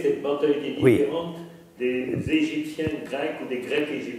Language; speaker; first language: French; native; French